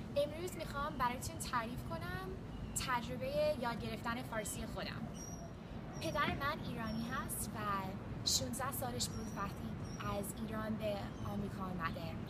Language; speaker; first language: Persian; early bilingual, heritage; English